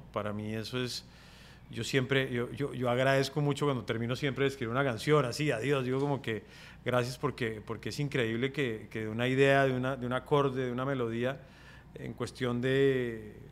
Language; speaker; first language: Spanish; native; Spanish